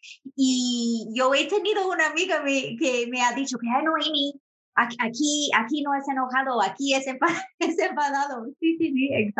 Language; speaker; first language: Spanish; non-native, fluent; English